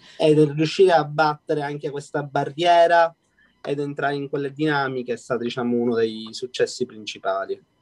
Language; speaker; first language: Italian; native; Italian